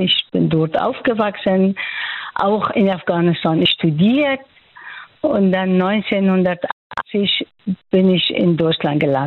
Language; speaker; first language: German; non-native, fluent; Persian